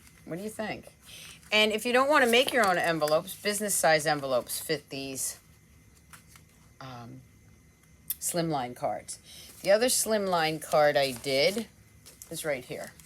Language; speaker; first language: English; native; English